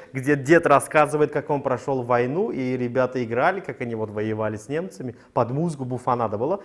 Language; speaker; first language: Russian; non-native, local second language; Tajik